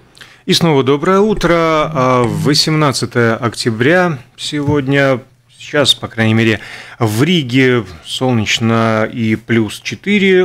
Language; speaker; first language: Russian; native; Russian